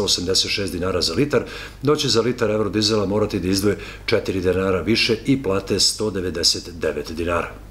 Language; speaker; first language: Serbian; native; Serbian